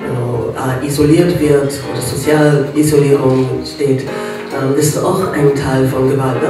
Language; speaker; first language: German; non-native, fluent; English